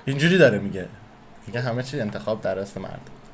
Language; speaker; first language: Persian; native; Persian